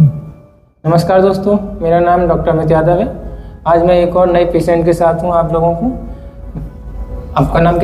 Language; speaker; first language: Hindi; native; Hindi